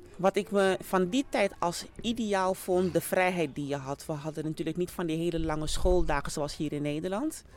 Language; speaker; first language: Dutch; early bilingual, other home language; Sranan Tongo